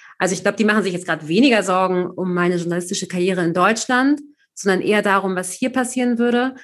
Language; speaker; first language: German; native; German